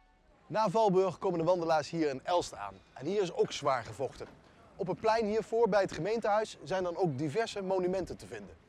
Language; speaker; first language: Dutch; native; Dutch